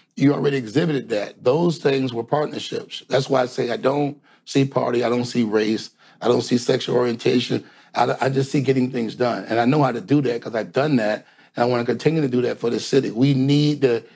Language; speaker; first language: English; native; English